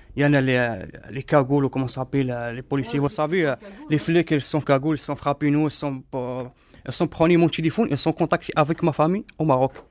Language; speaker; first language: French; non-native, learner; Arabic